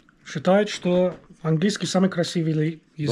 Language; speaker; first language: Russian; non-native, fluent; English